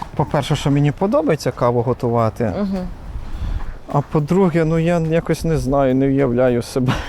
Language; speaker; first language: Ukrainian; native; Ukrainian